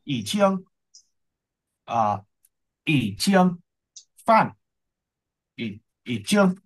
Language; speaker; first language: Chinese; non-native, learner; Vietnamese